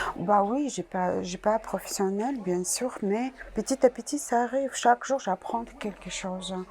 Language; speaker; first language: French; non-native, learner; Russian